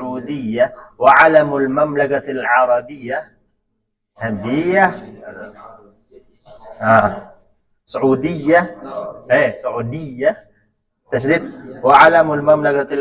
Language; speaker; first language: Arabic; non-native, learner; Indonesian